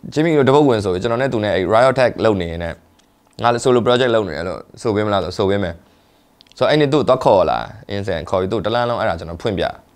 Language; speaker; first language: Burmese; native; Burmese